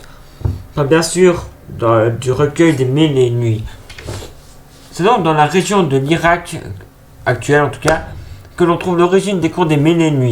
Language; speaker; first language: French; native; French